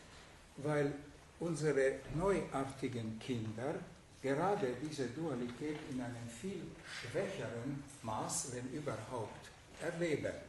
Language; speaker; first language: German; non-native, fluent; Hungarian